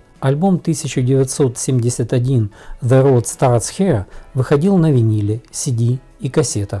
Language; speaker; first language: Russian; native; Russian